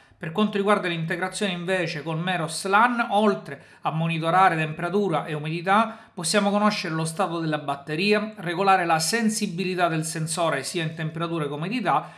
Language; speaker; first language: Italian; native; Italian